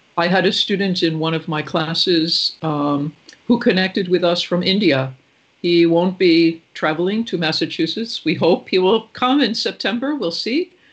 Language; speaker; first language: English; native; English